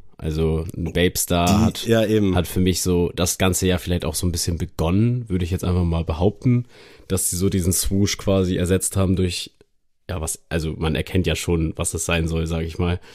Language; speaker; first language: German; native; German